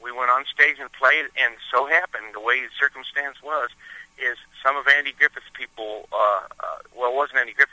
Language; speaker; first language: English; native; English